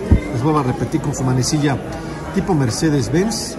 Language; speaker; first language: Spanish; native; Spanish